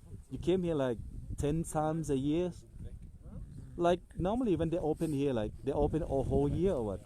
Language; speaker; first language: English; non-native, learner; Thai